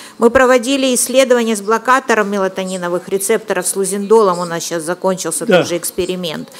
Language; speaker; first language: Russian; native; Russian